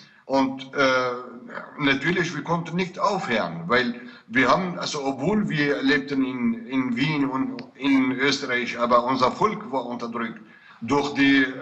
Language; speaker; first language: German; non-native, fluent; Kurdish